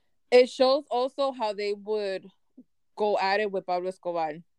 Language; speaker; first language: English; early bilingual, other home language; Spanish